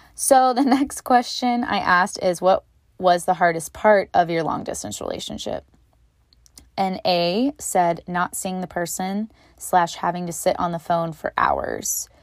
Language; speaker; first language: English; native; English